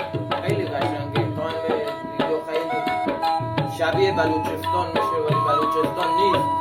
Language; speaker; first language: Persian; non-native, local second language; Baluchi